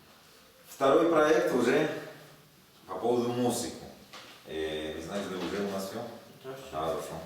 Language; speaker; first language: Russian; non-native, learner; Spanish